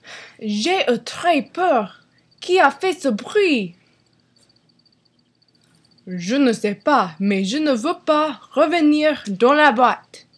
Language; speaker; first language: French; non-native, learner; English